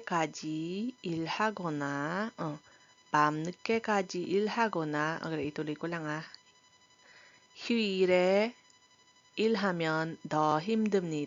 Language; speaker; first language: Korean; non-native, fluent; Iloko